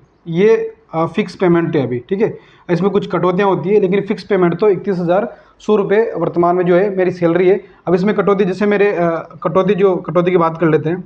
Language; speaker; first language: Hindi; native; Hindi